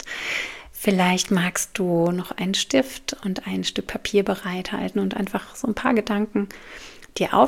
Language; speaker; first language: German; native; German